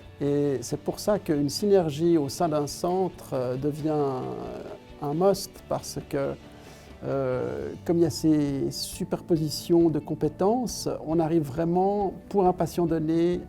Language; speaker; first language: French; native; French